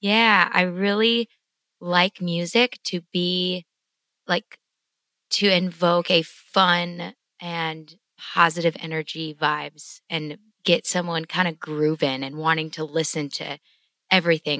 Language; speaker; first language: English; native; English